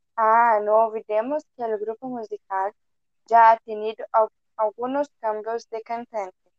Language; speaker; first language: Spanish; non-native, learner; Portuguese